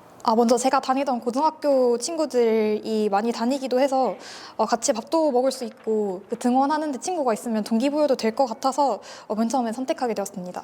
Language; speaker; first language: Korean; native; Korean